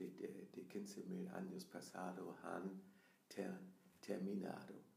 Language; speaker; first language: Spanish; non-native, fluent; German